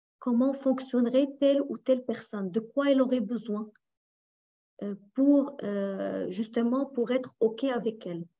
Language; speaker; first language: French; non-native, local second language; Arabic